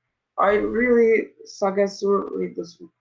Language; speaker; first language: English; non-native, learner; Turkish